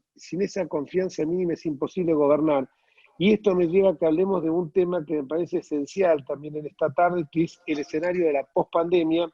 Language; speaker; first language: Spanish; native; Spanish